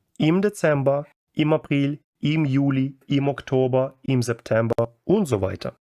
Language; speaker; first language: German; non-native, fluent; Ukrainian